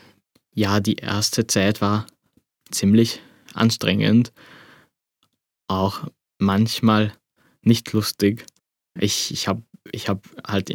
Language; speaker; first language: German; non-native, fluent; Arabic